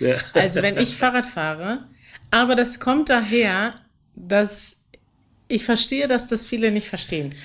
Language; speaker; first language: German; native; German